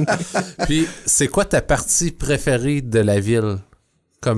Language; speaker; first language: French; native; French